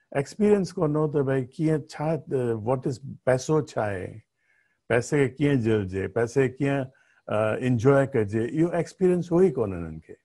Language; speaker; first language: Sindhi; early bilingual, heritage; Sindhi